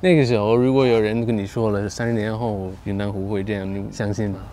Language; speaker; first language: Chinese; non-native, learner; English